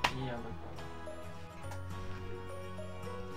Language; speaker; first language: Indonesian; native; Indonesian